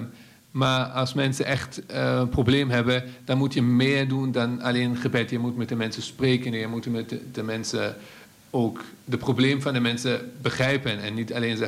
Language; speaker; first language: Dutch; non-native, fluent; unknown